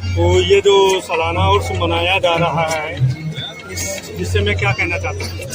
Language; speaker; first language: Hindi; native; Hindi